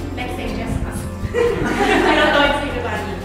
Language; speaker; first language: Czech; non-native, learner; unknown